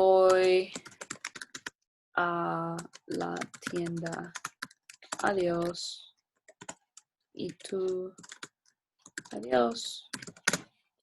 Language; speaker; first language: Spanish; non-native, fluent; English